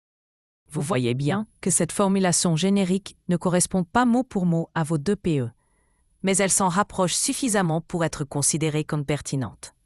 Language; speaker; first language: French; native; French